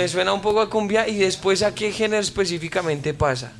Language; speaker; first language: Spanish; native; Spanish